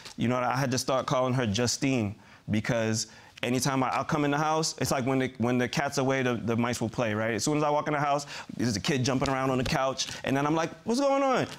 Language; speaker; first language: English; native; English